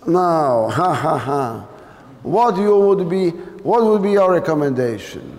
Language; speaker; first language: English; non-native, fluent; Polish